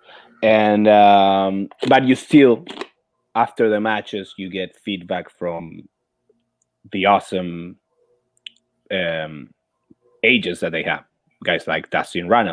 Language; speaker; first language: English; non-native, fluent; Spanish